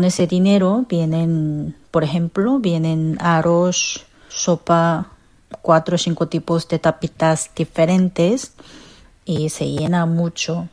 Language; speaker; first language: Spanish; non-native, learner; Korean